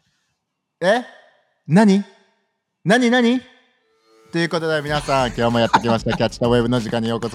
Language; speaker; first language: Japanese; native; Japanese